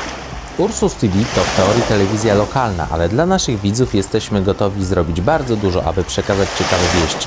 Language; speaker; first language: Polish; native; Polish